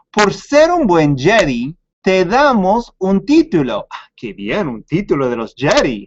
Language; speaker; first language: Spanish; non-native, fluent; English